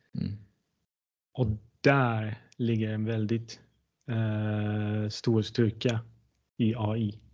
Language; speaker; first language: Swedish; non-native, fluent; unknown